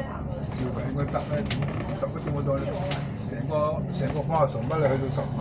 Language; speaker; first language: Cantonese; native; Cantonese